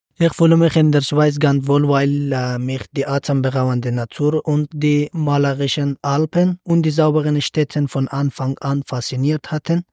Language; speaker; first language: German; non-native, learner; Persian